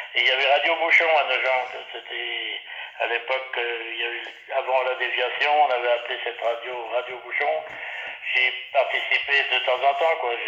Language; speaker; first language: French; native; French